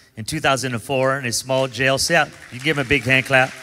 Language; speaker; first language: English; native; English